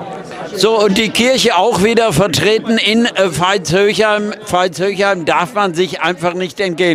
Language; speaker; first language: German; native; German